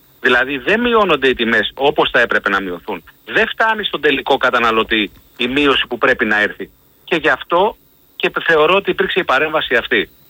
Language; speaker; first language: Greek; native; Greek